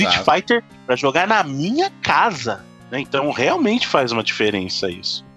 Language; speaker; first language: Portuguese; native; Portuguese